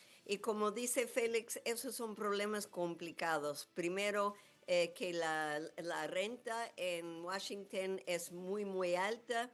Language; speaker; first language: Spanish; non-native, fluent; English